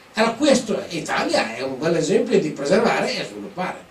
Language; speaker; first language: Italian; non-native, fluent; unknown